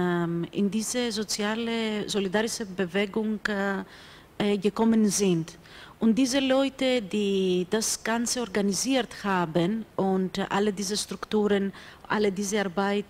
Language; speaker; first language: German; non-native, fluent; Greek